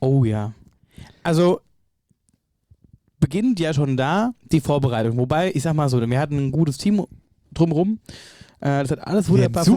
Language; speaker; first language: German; native; German